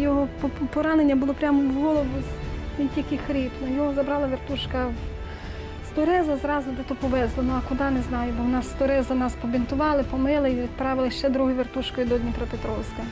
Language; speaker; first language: Ukrainian; native; Ukrainian